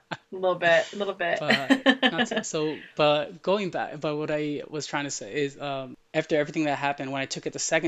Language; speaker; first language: English; early bilingual, other home language; Arabic